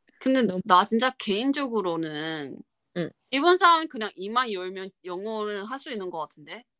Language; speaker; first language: Korean; non-native, fluent; Chinese